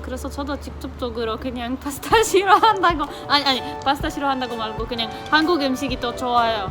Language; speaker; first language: Korean; non-native, fluent; Polish